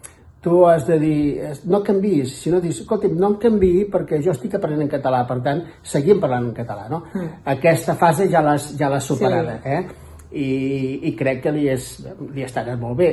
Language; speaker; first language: Catalan; native; Catalan